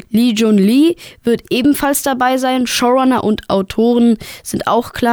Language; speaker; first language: German; native; German